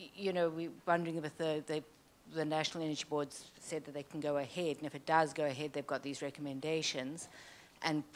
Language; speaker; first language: English; native; English